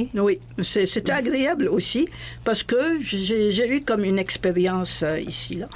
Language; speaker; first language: French; non-native, local second language; Arabic